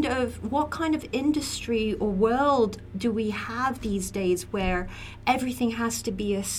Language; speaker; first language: English; native; English